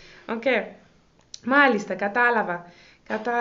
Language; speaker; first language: Greek; native; Greek